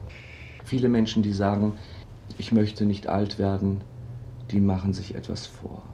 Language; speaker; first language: German; native; German